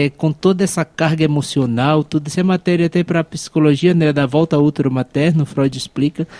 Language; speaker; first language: Portuguese; native; Portuguese